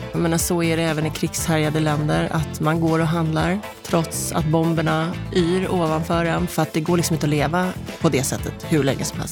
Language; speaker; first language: Swedish; native; Swedish